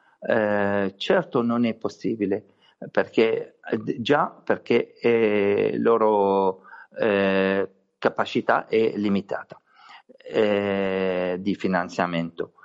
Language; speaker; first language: Italian; non-native, fluent; Arabic